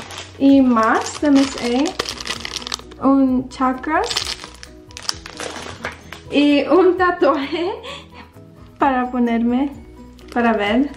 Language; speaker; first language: Spanish; early bilingual, heritage; Spanish